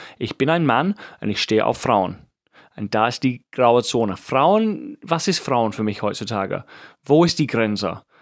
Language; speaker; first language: German; non-native, fluent; English